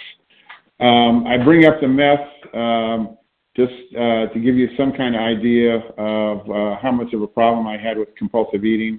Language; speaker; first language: English; native; English